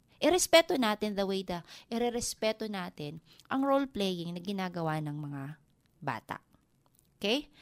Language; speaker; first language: Filipino; non-native, local second language; Waray